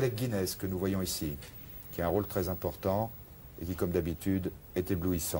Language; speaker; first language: French; native; French